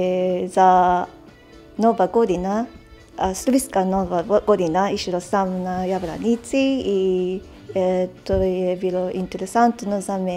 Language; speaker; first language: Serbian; non-native, learner; Japanese